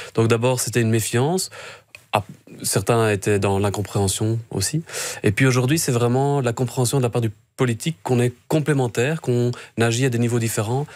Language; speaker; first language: French; native; French